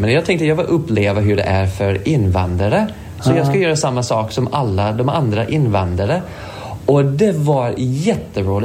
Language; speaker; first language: Swedish; non-native, fluent; English